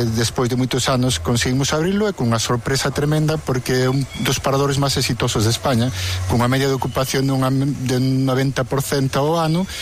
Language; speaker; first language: Galician; native; Galician